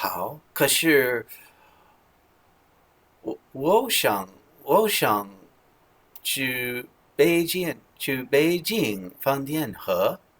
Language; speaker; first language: Chinese; non-native, learner; English